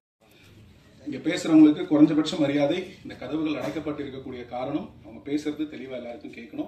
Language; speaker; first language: Tamil; native; Tamil